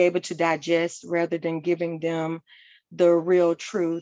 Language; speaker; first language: English; native; English